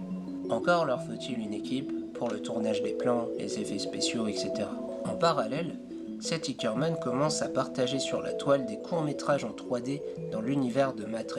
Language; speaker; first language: French; native; French